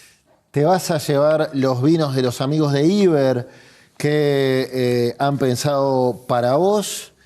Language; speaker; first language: Spanish; native; Spanish